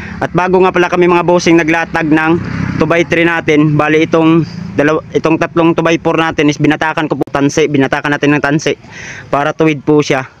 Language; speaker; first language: Filipino; non-native, local second language; Cebuano